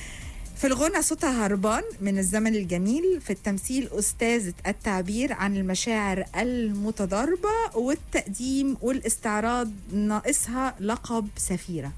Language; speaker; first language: Arabic; native; Arabic